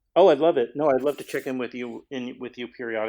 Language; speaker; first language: English; native; English